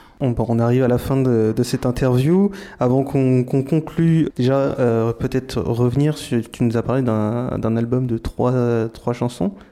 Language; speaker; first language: French; native; French